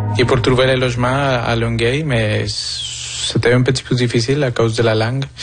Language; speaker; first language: French; non-native, fluent; Spanish